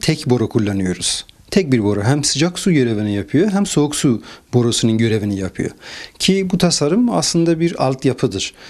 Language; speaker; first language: Turkish; non-native, fluent; Persian